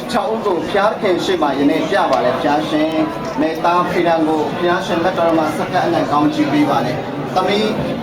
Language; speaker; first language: Burmese; non-native, local second language; Tedim Chin